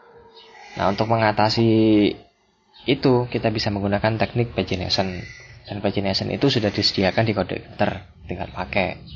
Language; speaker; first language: Indonesian; native; Indonesian